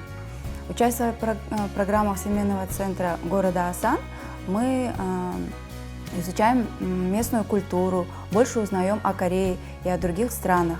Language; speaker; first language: Russian; non-native, local second language; Kazakh